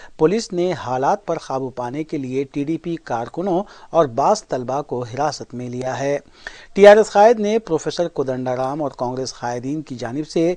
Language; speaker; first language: Urdu; native; Urdu